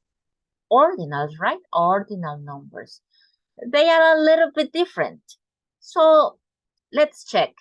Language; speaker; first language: English; non-native, fluent; Spanish